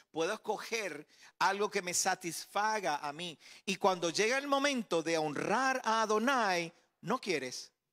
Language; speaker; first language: Spanish; native; Spanish